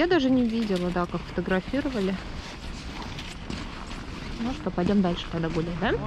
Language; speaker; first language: Russian; native; Russian